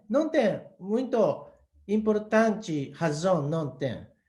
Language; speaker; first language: Portuguese; non-native, learner; Japanese